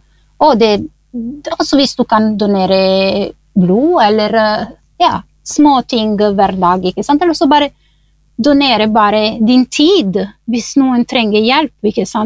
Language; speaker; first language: Norwegian; non-native, fluent; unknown